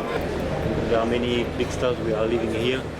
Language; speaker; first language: English; non-native, learner; French